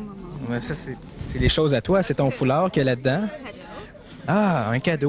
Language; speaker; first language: French; native; French